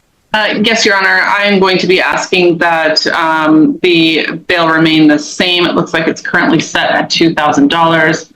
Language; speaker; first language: English; native; English